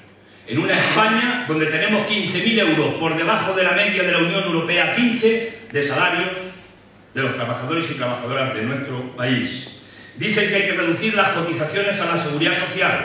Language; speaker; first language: Spanish; native; Spanish